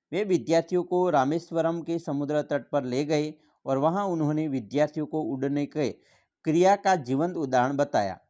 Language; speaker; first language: Hindi; non-native, local second language; Gujarati